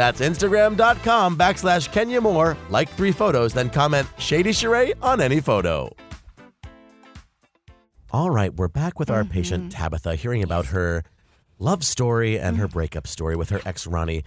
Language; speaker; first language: English; native; English